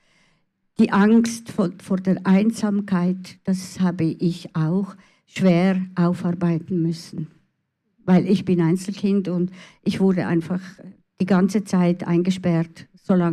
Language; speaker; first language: German; early bilingual, other home language; Italian